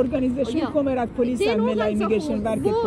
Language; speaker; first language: Swedish; non-native, fluent; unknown